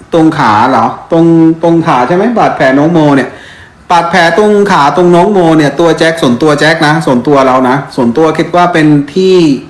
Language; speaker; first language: Thai; non-native, fluent; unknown